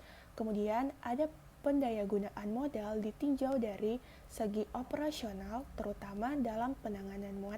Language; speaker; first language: Indonesian; native; Indonesian